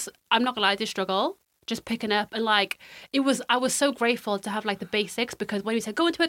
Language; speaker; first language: English; native; English